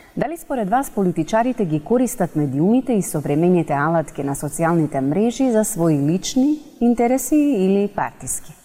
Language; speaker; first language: Macedonian; native; Macedonian